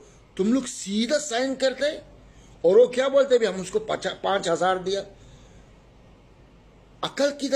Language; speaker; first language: Hindi; non-native, learner; Arabic